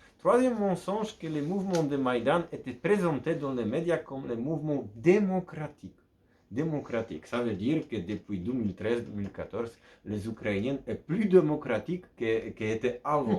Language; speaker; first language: French; non-native, fluent; Polish